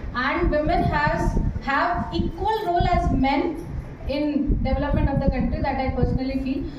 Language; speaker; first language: English; non-native, local second language; Telugu